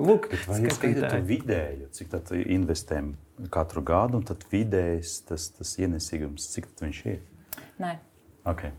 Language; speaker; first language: Latvian; non-native, local second language; Russian